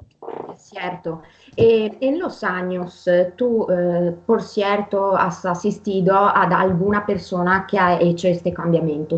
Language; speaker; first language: Spanish; non-native, fluent; Italian